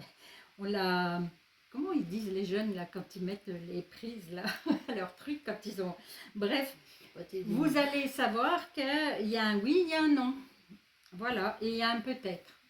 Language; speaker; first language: French; native; French